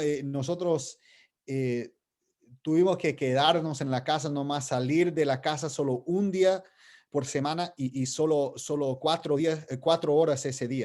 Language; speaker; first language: Spanish; non-native, fluent; English